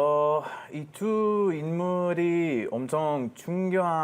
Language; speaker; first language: Korean; non-native, fluent; Hebrew